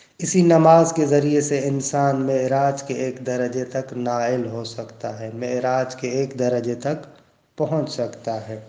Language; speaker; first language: Urdu; native; Urdu